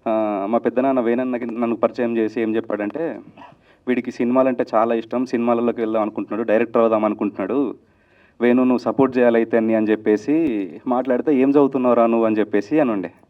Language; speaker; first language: Telugu; native; Telugu